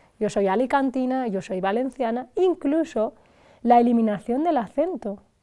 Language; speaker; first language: Spanish; early bilingual, other home language; Arabic